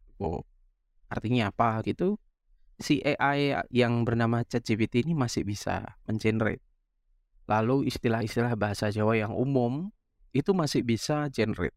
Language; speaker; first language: Indonesian; non-native, local second language; Javanese